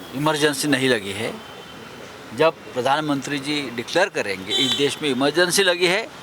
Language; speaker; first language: Hindi; non-native, local second language; Marathi